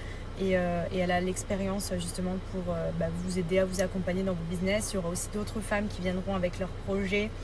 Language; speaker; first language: French; native; French